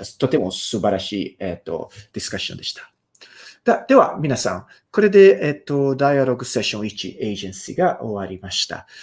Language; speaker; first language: Japanese; non-native, fluent; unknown